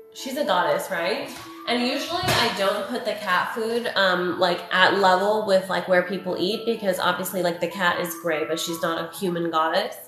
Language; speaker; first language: English; native; English